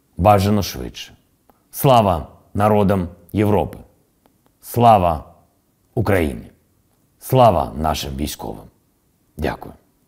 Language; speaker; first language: Ukrainian; non-native, local second language; Russian